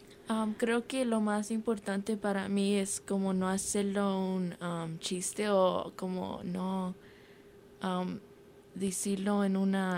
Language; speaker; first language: Spanish; early bilingual, heritage; Spanish